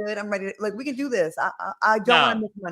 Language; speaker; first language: English; native; English